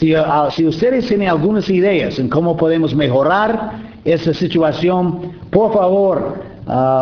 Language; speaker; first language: Spanish; non-native, fluent; English